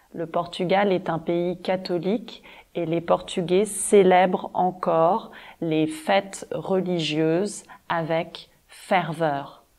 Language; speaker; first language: French; native; French